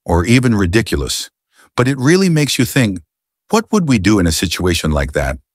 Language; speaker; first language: English; non-native, local second language; Filipino